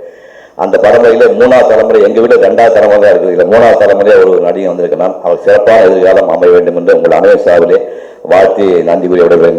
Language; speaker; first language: Tamil; native; Tamil